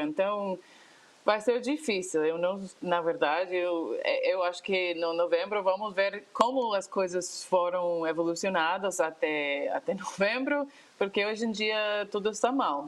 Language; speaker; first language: Portuguese; non-native, fluent; English